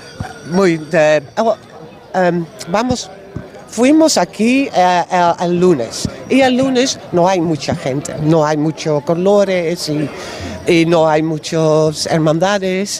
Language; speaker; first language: Spanish; non-native, learner; Dutch